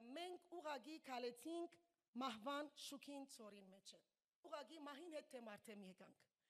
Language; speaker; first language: Armenian; early bilingual, heritage; Armenian